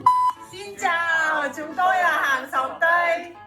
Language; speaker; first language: Vietnamese; non-native, fluent; Russian